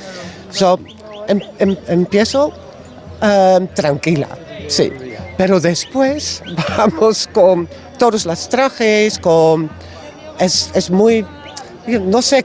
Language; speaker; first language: Spanish; non-native, learner; Dutch